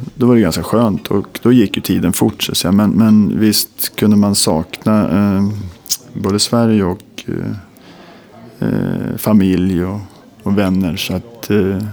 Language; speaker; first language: Swedish; native; Swedish